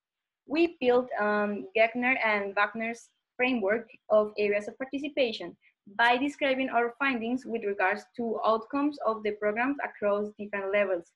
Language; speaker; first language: English; non-native, fluent; Spanish